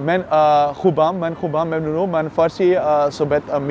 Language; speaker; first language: Persian; non-native, learner; Dutch